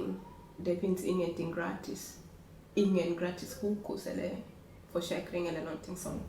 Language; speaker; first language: Swedish; non-native, fluent; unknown